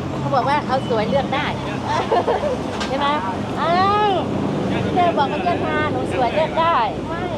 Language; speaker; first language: Thai; native; Thai